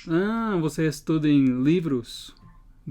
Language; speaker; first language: Portuguese; non-native, fluent; English